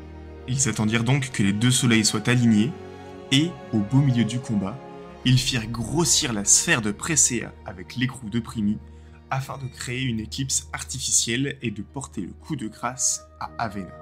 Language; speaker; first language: French; native; French